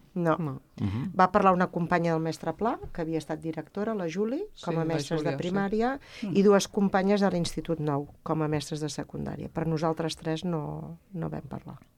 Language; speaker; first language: Catalan; native; Catalan